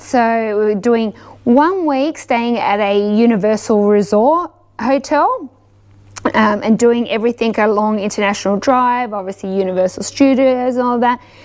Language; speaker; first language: English; native; English